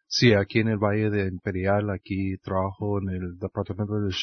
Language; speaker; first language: Spanish; early bilingual, heritage; Spanish